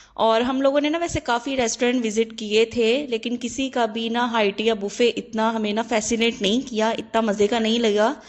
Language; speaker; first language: Urdu; native; Urdu